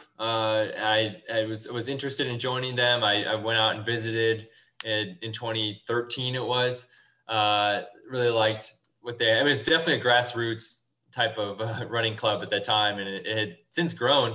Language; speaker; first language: English; native; English